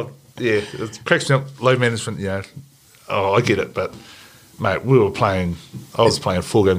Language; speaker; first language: English; native; English